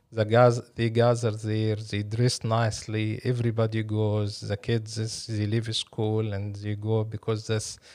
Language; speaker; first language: English; non-native, fluent; Arabic